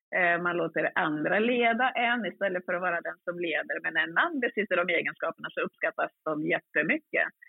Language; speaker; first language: Swedish; early bilingual, other home language; Swahili